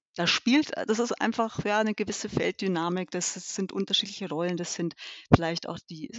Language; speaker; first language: German; early bilingual, other home language; Albanian